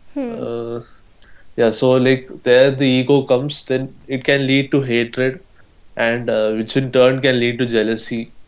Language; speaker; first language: English; non-native, local second language; Malayalam